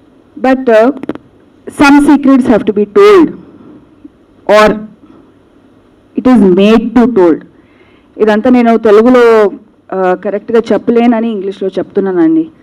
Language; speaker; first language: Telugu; non-native, local second language; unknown